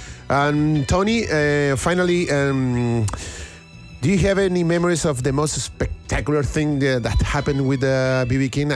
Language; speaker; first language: English; non-native, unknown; Spanish